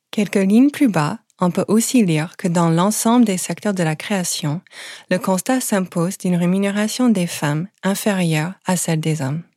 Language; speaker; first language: French; non-native, fluent; English